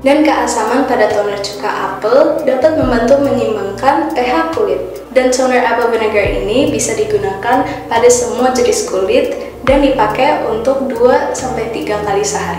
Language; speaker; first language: Indonesian; early bilingual, heritage; Indonesian